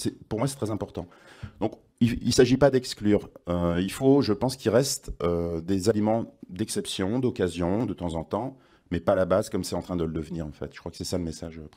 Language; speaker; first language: French; native; French